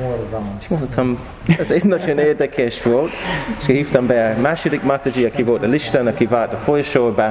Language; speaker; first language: Hungarian; non-native, learner; English